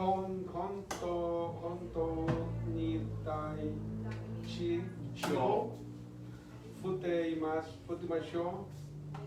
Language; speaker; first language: Japanese; non-native, learner; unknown